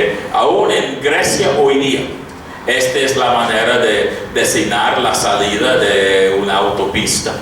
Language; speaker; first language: Spanish; non-native, fluent; English